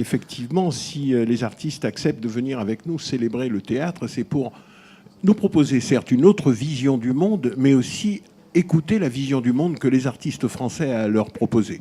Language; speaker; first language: French; native; French